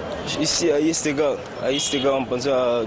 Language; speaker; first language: French; non-native, learner; Lingala